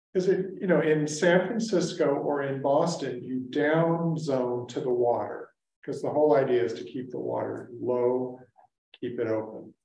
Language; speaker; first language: English; native; English